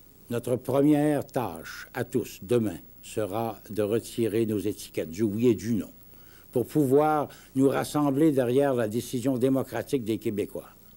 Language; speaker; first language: French; native; French